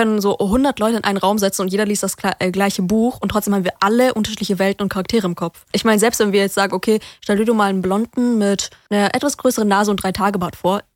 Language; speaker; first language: German; native; German